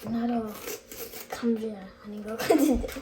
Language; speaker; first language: Korean; early bilingual, heritage; Korean